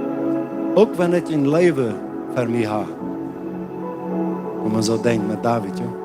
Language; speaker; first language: German; non-native, learner; Plautdietsch